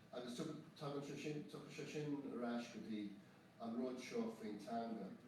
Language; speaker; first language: Irish; non-native, local second language; English